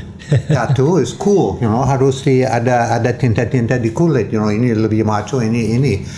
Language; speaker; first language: Indonesian; non-native, fluent; English